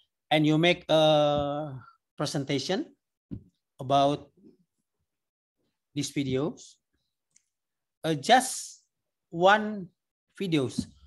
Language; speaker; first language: English; non-native, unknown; Indonesian